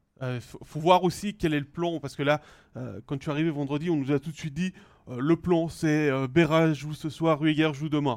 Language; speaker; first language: French; native; French